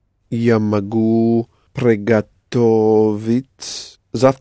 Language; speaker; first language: Russian; non-native, learner; English